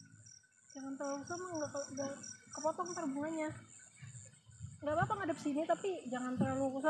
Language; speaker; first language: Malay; non-native, local second language; Sundanese